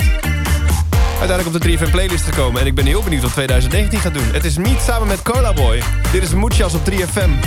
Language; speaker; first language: Dutch; native; Dutch